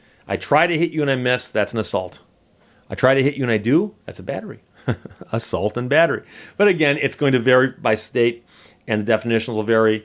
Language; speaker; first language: English; native; English